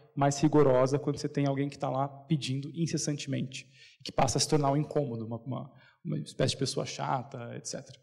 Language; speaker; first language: Portuguese; native; Portuguese